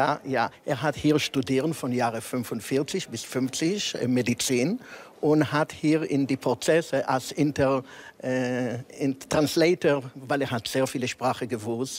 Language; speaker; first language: German; early bilingual, heritage; Hebrew